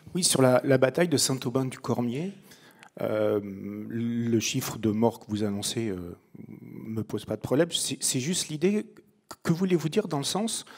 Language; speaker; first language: French; native; French